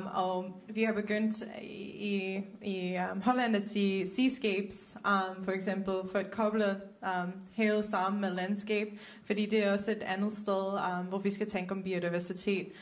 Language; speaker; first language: Danish; non-native, fluent; Dutch